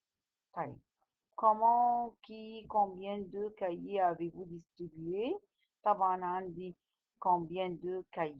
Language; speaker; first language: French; non-native, fluent; Arabic